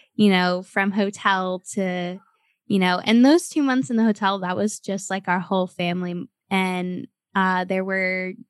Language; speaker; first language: English; native; English